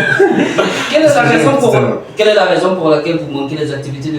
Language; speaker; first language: French; non-native, learner; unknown